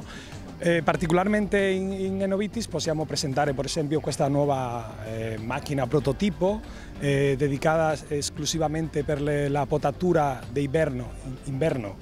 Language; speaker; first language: Italian; non-native, fluent; Spanish